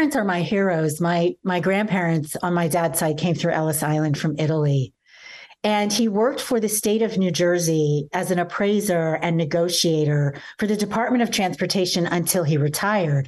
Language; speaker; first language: English; native; English